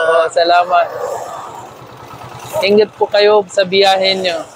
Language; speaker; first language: Filipino; non-native, learner; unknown